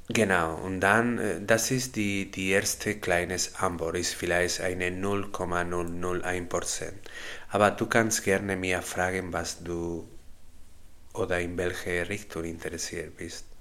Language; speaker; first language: German; non-native, learner; Spanish